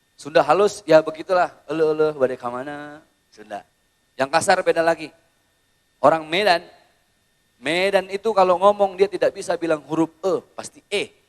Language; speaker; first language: Indonesian; native; Indonesian